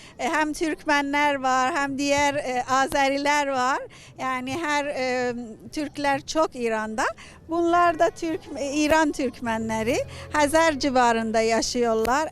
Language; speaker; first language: Turkish; non-native, fluent; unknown